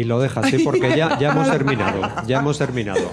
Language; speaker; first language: Spanish; native; Spanish